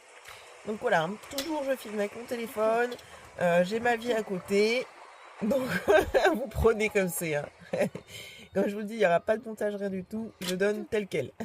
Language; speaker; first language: French; native; French